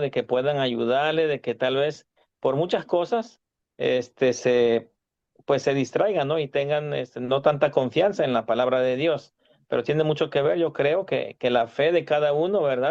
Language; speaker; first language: Spanish; native; Spanish